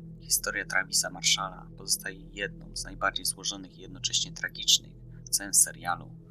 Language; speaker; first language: Polish; native; Polish